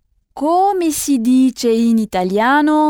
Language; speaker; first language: Italian; non-native, fluent; French